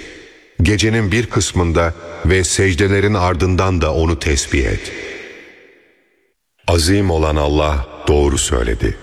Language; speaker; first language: Turkish; native; Turkish